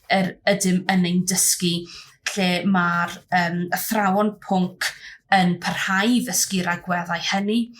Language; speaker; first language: Welsh; native; Welsh